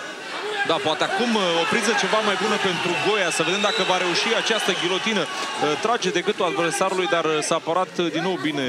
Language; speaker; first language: Romanian; native; Romanian